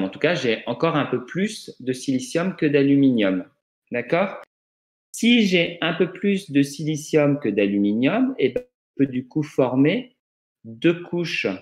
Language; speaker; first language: French; native; French